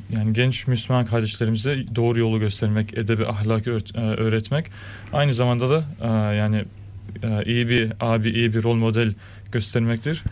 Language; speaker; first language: Turkish; early bilingual, heritage; Turkish